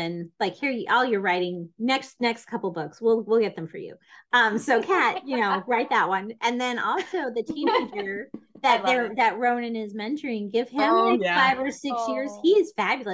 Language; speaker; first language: English; native; English